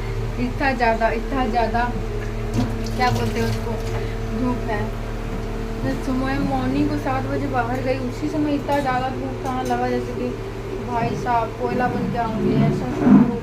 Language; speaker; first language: Hindi; native; Hindi